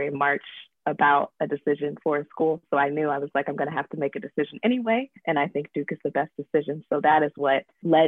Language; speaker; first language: English; native; English